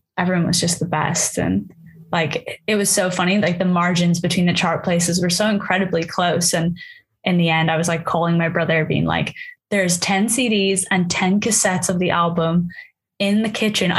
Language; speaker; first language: English; native; English